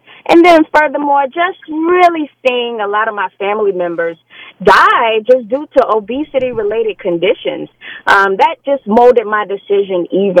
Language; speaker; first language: English; native; English